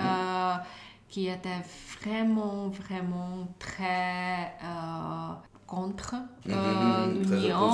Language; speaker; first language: French; non-native, learner; Czech